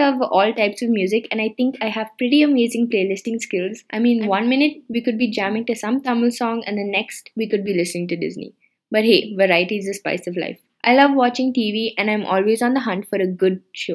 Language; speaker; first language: English; non-native, local second language; Tamil